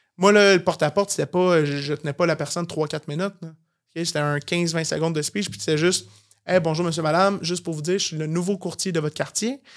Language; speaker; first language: French; native; French